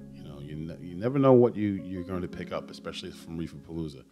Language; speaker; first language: English; native; English